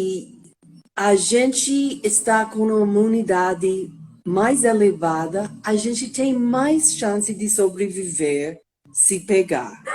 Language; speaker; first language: Portuguese; non-native, fluent; English